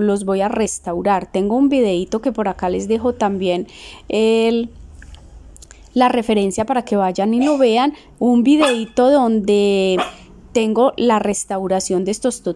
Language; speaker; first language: Spanish; native; Spanish